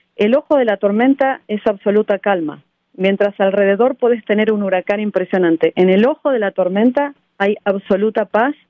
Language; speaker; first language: Spanish; native; Spanish